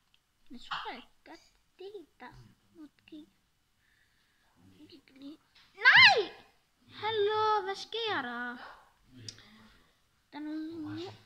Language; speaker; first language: Danish; early bilingual, other home language; Arabic